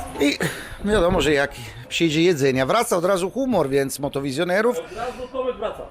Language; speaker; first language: Polish; non-native, fluent; Italian